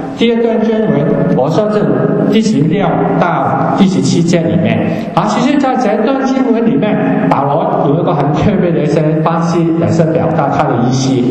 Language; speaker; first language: Chinese; non-native, local second language; Cantonese